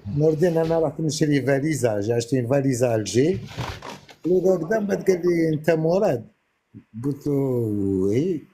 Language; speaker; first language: Arabic; native; Arabic